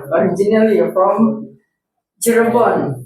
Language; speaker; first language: English; non-native, learner; Indonesian